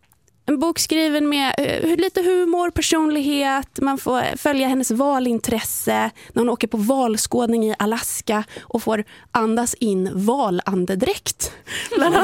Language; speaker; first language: Swedish; native; Swedish